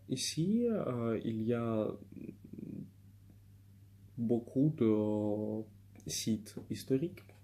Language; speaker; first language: French; non-native, fluent; Russian